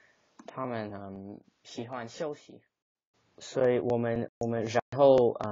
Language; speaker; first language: Chinese; non-native, learner; English